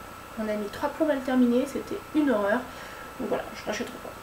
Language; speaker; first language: French; native; French